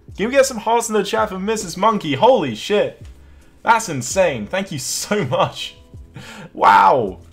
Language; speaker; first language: English; native; English